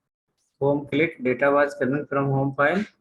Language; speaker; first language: English; non-native, local second language; Telugu